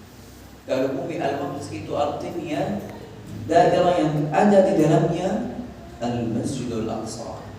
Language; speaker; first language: Indonesian; non-native, fluent; Arabic